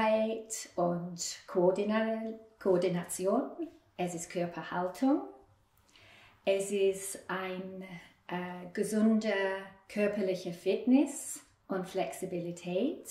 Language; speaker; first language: German; non-native, fluent; English